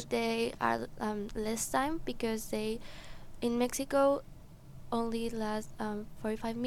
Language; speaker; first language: English; non-native, learner; Spanish